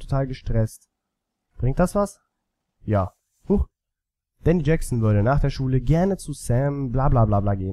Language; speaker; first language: German; native; German